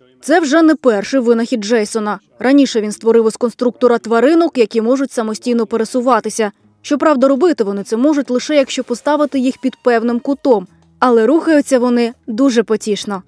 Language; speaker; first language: Ukrainian; native; Ukrainian